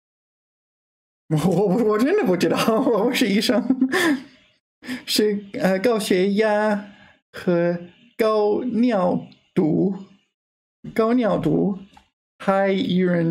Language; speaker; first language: Chinese; non-native, learner; English